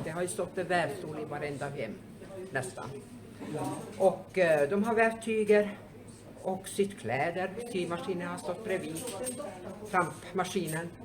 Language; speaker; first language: Swedish; native; Swedish